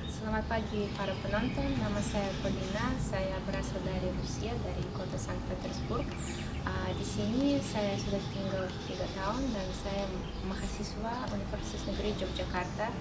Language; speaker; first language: Indonesian; non-native, fluent; Russian